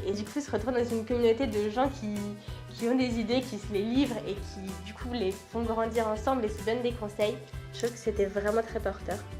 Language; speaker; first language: French; native; French